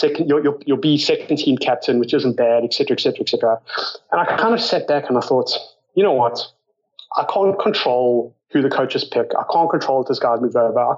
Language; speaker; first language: English; native; English